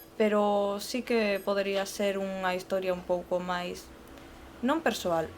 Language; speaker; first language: Galician; non-native, local second language; Spanish